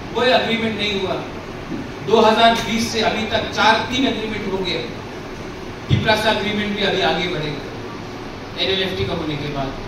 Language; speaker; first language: Hindi; non-native, local second language; Bangla